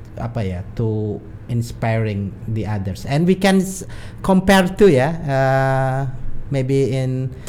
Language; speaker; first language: English; non-native, learner; Indonesian